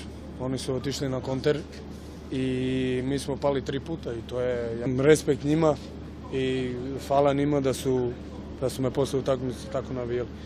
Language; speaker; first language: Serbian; early bilingual, heritage; German